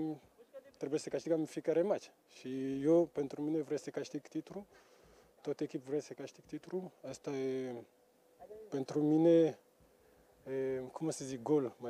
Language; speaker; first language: Romanian; non-native, learner; French